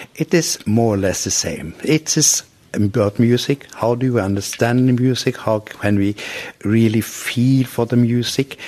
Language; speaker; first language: English; non-native, fluent; Norwegian